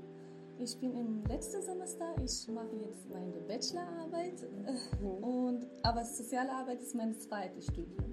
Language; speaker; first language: German; non-native, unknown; Kurdish